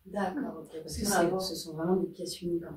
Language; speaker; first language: French; native; French